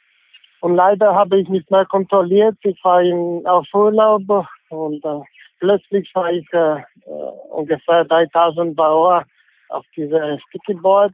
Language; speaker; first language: German; non-native, fluent; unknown